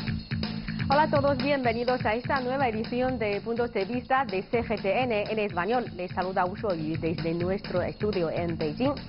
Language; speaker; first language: Spanish; non-native, fluent; Chinese